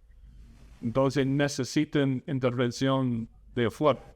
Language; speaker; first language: Spanish; non-native, fluent; English